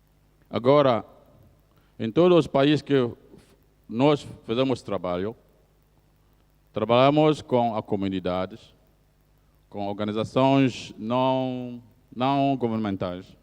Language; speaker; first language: Portuguese; non-native, fluent; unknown